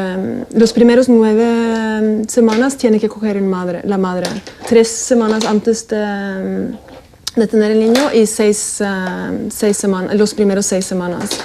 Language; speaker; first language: Spanish; non-native, fluent; Norwegian